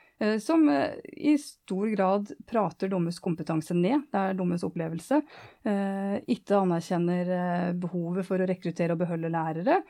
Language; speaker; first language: Norwegian; native; Norwegian